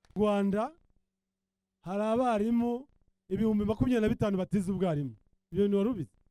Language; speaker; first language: Kinyarwanda; native; Kinyarwanda